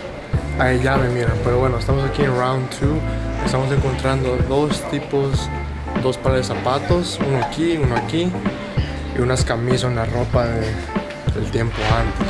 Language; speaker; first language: Spanish; early bilingual, heritage; Spanish